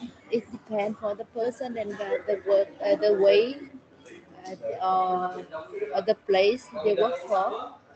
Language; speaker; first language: English; non-native, learner; Vietnamese